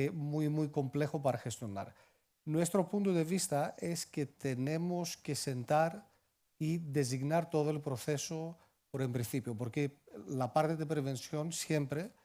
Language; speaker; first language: Spanish; non-native, fluent; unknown